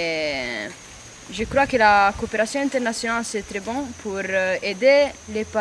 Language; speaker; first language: French; non-native, learner; Italian